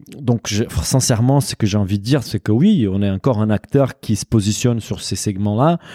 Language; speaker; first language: French; non-native, fluent; Portuguese